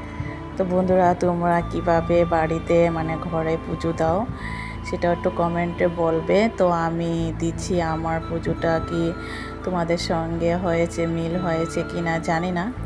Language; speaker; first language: Bangla; native; Bangla